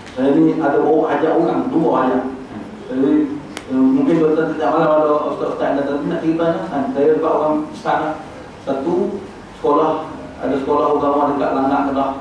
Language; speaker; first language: Malay; native; Malay